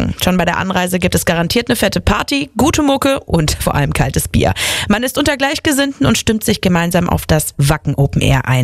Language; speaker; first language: German; native; German